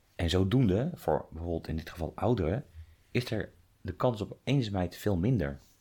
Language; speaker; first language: Dutch; native; Dutch